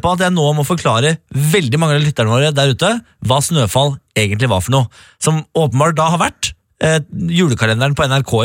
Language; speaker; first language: Norwegian; native; Norwegian